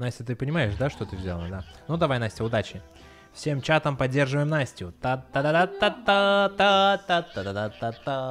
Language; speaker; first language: Russian; native; Russian